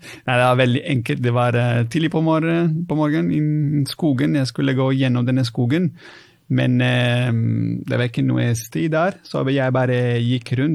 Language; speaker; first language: Norwegian; non-native, fluent; Italian